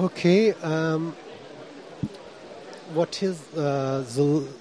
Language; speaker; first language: English; non-native, fluent; French